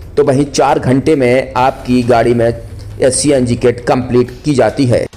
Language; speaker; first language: Hindi; native; Hindi